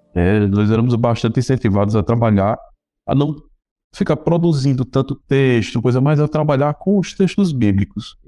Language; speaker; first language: Portuguese; native; Portuguese